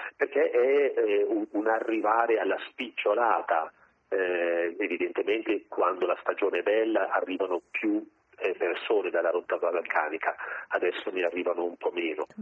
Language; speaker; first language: Italian; native; Italian